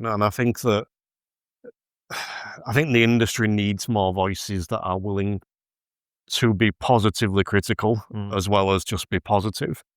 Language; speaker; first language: English; native; English